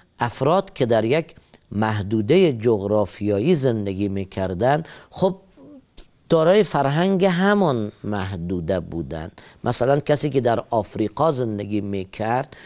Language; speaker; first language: Persian; native; Persian